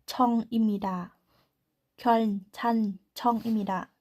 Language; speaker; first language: Korean; non-native, learner; Thai